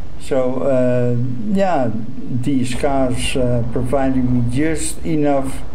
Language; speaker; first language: English; non-native, fluent; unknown